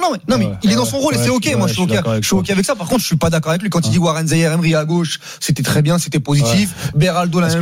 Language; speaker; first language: French; native; French